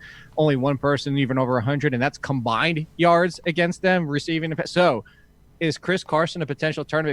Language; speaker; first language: English; native; English